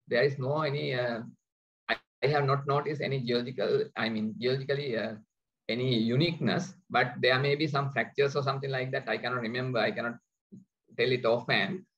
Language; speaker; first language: English; non-native, local second language; Sinhala